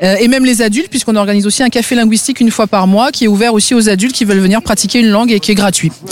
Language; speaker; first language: French; native; French